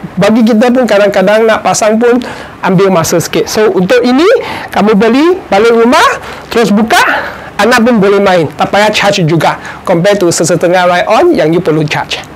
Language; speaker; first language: Malay; non-native, local second language; Chinese